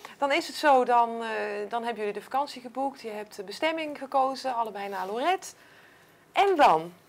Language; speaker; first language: Dutch; native; Dutch